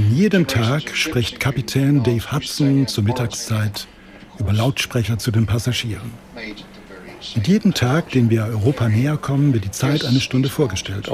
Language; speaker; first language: German; native; German